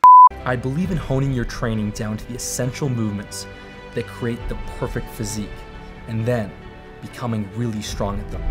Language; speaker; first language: English; native; English